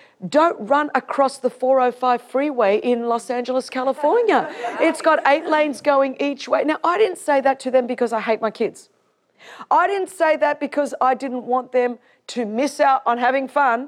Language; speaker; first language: English; native; English